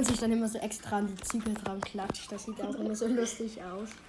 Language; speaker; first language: German; native; German